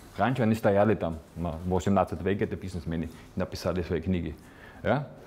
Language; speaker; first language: Russian; non-native, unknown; Slovenian